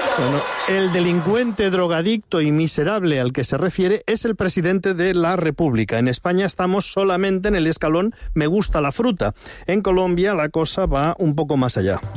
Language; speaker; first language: Spanish; native; Spanish